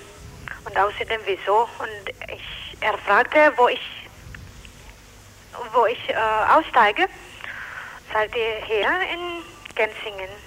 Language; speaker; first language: German; non-native, learner; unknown